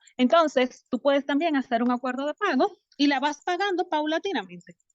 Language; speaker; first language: Spanish; native; Spanish